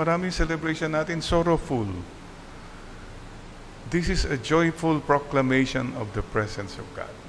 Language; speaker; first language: English; non-native, local second language; Filipino